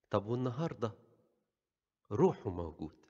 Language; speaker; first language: Arabic; native; Arabic